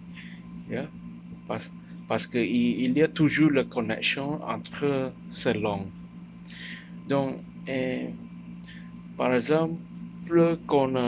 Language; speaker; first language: French; non-native, learner; Chinese